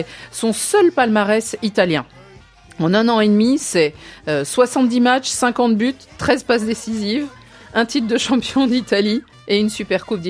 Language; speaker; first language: French; native; French